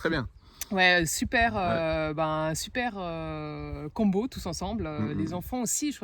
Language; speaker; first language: French; native; French